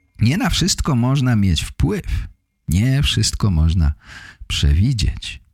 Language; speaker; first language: Polish; native; Polish